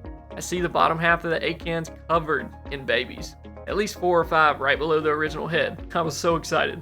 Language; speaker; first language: English; native; English